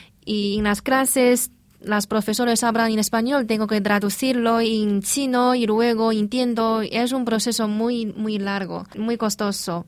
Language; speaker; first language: Spanish; non-native, fluent; Chinese